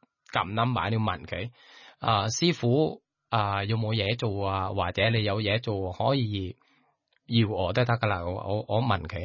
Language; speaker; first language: Cantonese; non-native, fluent; Thai